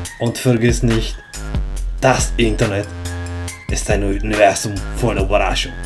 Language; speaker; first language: German; non-native, fluent; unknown